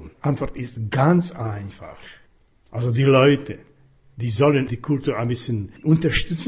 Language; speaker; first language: German; non-native, fluent; Slovak